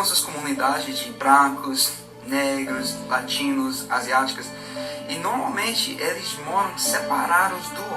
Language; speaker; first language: Portuguese; non-native, fluent; English